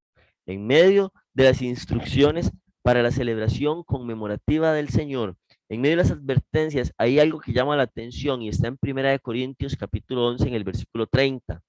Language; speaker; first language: Spanish; native; Spanish